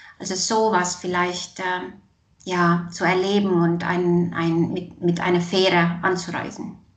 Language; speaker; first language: German; non-native, fluent; Estonian